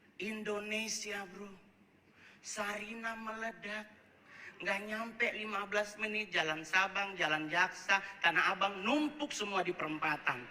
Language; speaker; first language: Indonesian; native; Indonesian